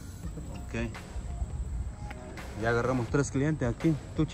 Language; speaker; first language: Spanish; native; Spanish